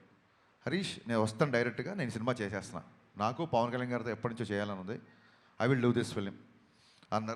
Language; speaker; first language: Telugu; native; Telugu